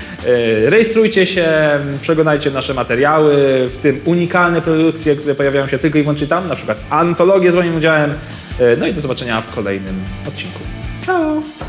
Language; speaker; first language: Polish; native; Polish